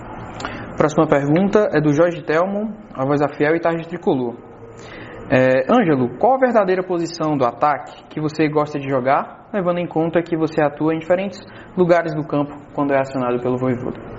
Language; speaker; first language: Portuguese; native; Portuguese